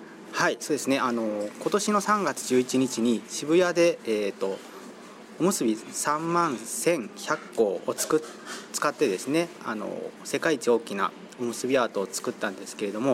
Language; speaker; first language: Japanese; native; Japanese